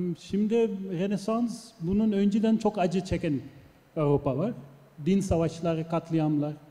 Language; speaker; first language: Turkish; early bilingual, heritage; Turkish